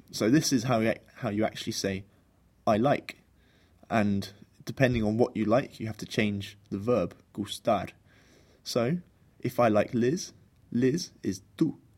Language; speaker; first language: English; native; English